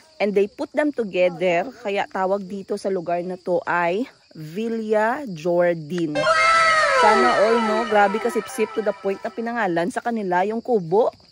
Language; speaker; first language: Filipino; non-native, local second language; Hiligaynon